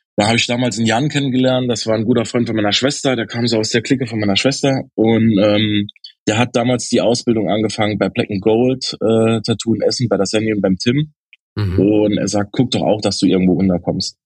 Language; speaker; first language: German; native; German